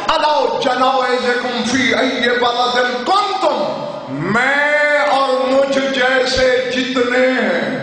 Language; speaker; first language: Urdu; non-native, local second language; Saraiki